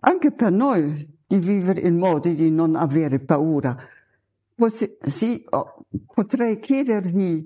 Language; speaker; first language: Italian; non-native, fluent; German